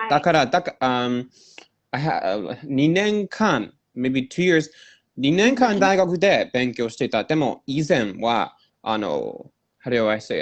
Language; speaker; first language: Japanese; non-native, learner; English